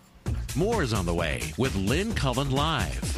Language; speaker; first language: English; native; English